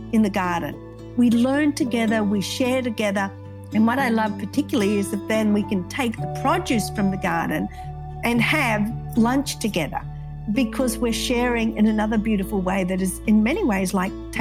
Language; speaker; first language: English; native; English